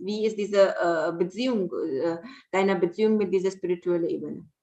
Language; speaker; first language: German; non-native, fluent; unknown